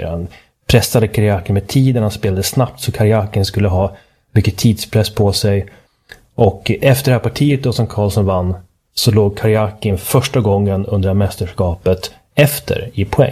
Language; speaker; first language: Swedish; native; Swedish